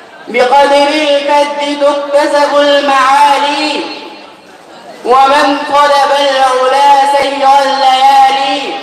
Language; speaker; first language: Arabic; non-native, learner; Urdu